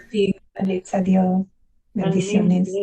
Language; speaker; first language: Spanish; native; Spanish